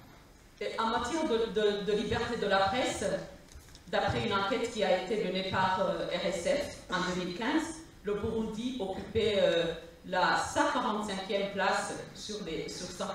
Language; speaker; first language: French; non-native, local second language; Rundi